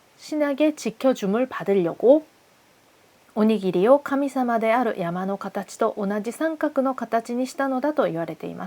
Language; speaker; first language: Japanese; non-native, fluent; Korean